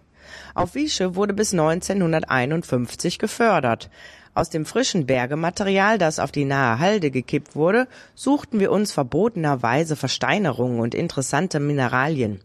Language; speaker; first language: German; native; German